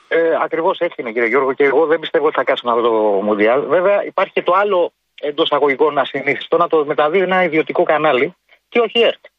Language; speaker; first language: Greek; native; Greek